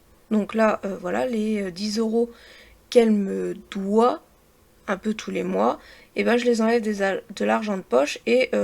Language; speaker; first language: French; native; French